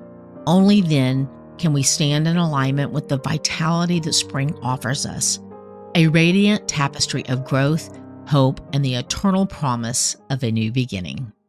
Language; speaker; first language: English; native; English